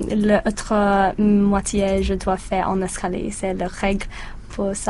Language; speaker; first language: French; non-native, learner; English